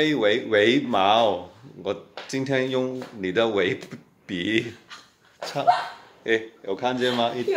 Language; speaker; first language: Chinese; non-native, local second language; Cantonese